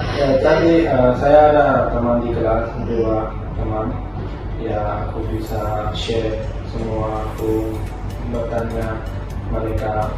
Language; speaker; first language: Indonesian; non-native, learner; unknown